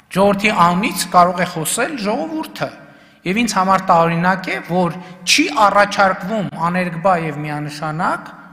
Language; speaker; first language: Armenian; native; Armenian